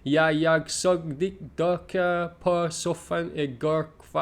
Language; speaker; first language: Swedish; non-native, learner; English